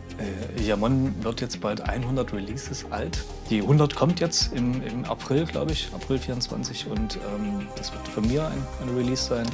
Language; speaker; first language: German; native; German